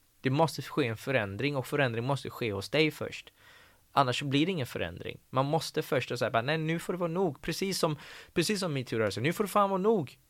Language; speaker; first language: Swedish; early bilingual, other home language; Persian